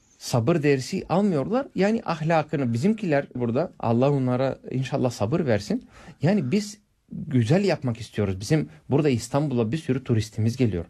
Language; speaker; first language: Turkish; non-native, fluent; English